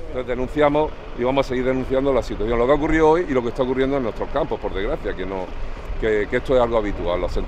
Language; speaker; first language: Spanish; native; Spanish